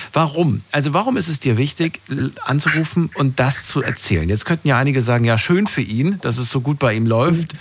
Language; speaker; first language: German; native; German